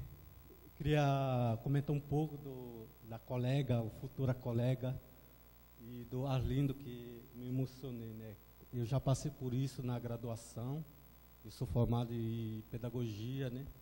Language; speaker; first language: Portuguese; non-native, local second language; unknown